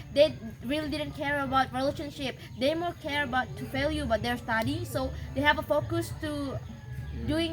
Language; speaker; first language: English; non-native, learner; Indonesian